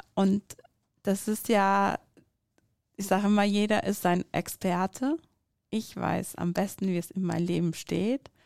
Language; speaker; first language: German; non-native, fluent; Persian